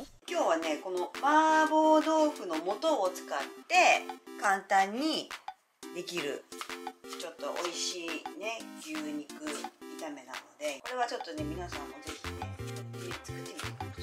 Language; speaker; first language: Japanese; native; Japanese